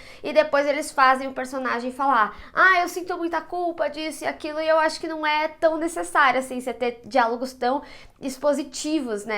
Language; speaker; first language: Portuguese; native; Portuguese